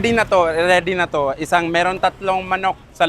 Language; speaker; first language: Filipino; non-native, learner; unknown